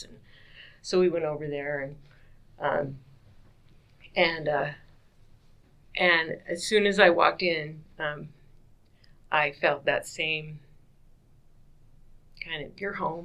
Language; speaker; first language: English; native; English